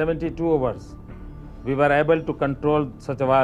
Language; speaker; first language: English; non-native, local second language; Gujarati